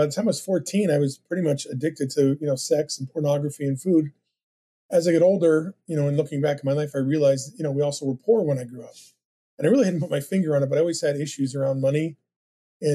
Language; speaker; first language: English; native; English